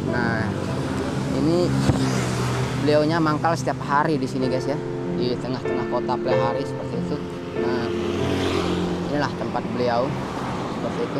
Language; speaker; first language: Indonesian; non-native, local second language; Sasak